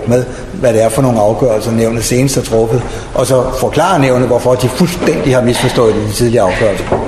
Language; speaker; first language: Danish; native; Danish